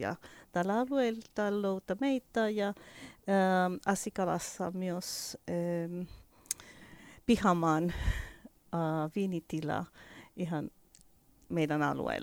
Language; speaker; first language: Finnish; non-native, learner; Spanish